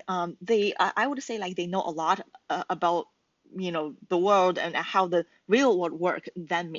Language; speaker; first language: English; non-native, fluent; Chinese